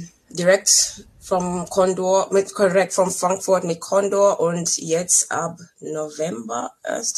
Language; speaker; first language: German; non-native, learner; English